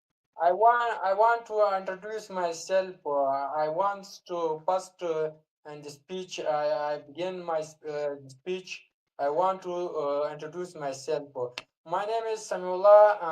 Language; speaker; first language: English; non-native, learner; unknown